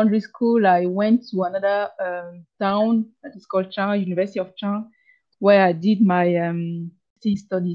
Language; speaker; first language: English; non-native, local second language; French